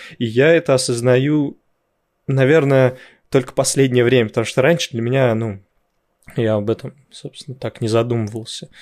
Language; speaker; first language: Russian; native; Russian